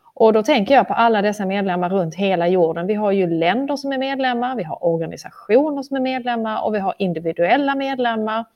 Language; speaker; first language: Swedish; native; Swedish